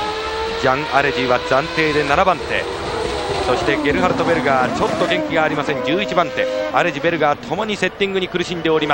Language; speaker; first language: Japanese; native; Japanese